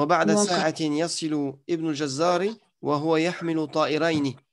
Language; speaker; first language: Arabic; non-native, fluent; French